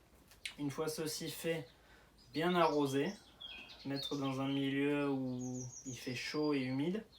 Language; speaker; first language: French; native; French